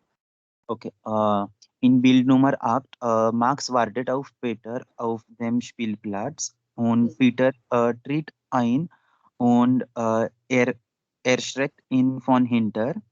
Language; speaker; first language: German; non-native, learner; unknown